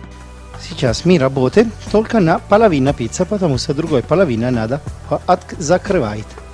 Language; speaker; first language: Russian; non-native, learner; Italian